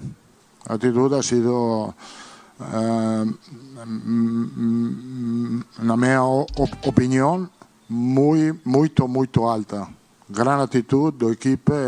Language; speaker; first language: Portuguese; non-native, learner; Spanish